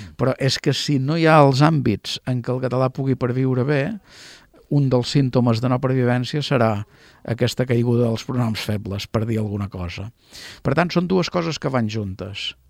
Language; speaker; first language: Catalan; native; Catalan